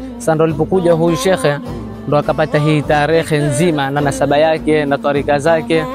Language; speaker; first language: Swahili; native; Swahili